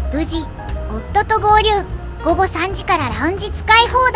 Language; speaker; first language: Japanese; native; Japanese